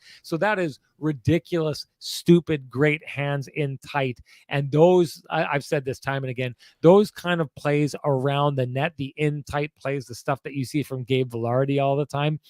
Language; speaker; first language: English; native; English